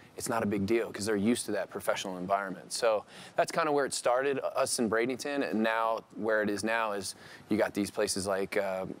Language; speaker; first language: English; native; English